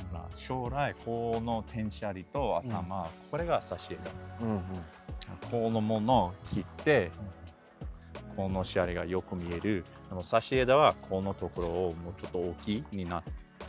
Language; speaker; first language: Japanese; non-native, learner; English